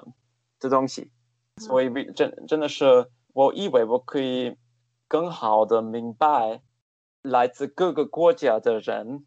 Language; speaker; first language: Chinese; non-native, fluent; German